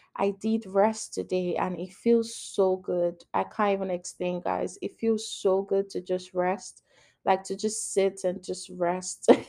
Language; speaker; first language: English; non-native, local second language; Yoruba